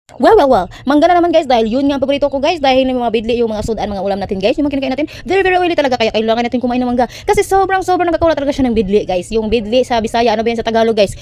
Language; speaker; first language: Filipino; non-native, local second language; Cebuano